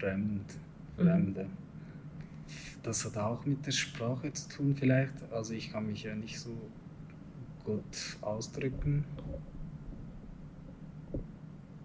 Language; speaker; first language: German; non-native, learner; Turkish